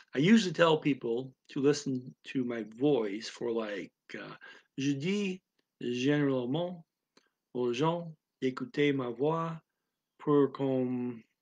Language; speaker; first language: French; non-native, learner; English